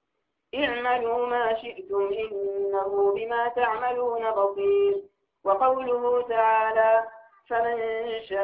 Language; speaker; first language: Arabic; native; Arabic